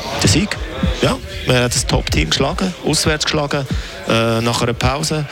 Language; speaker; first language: German; native; German